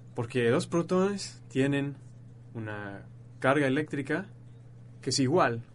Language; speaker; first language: Spanish; non-native, fluent; English